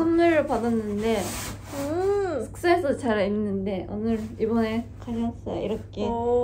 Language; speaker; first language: Korean; non-native, fluent; Japanese